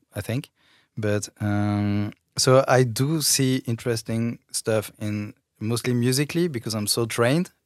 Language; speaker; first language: English; non-native, fluent; French